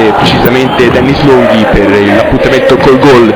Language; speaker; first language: Italian; native; Italian